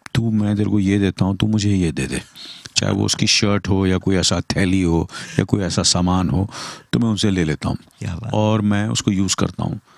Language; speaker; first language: Hindi; native; Hindi